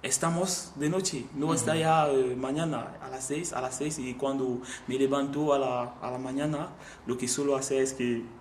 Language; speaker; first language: Spanish; non-native, learner; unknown